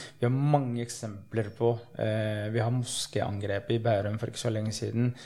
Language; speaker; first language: Norwegian; early bilingual, other home language; Somali